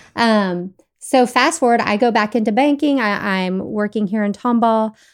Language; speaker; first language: English; native; English